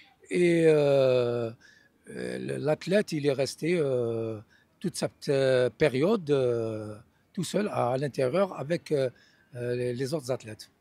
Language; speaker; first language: French; non-native, local second language; Arabic